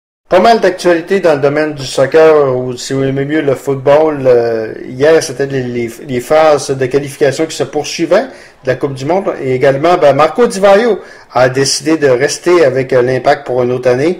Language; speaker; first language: French; native; French